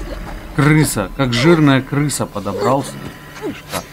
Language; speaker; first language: Russian; native; Russian